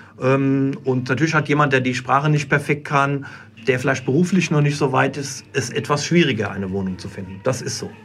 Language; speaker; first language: German; native; German